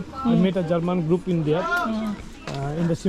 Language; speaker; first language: English; non-native, local second language; Bangla